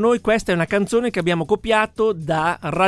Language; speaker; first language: Italian; native; Italian